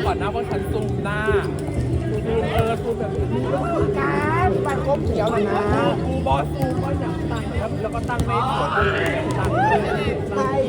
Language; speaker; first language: Thai; native; Thai